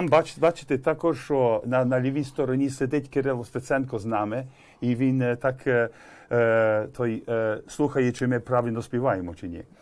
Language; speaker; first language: Ukrainian; early bilingual, heritage; English